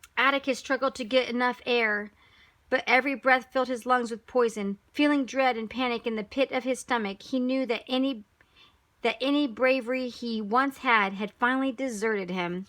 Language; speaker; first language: English; native; English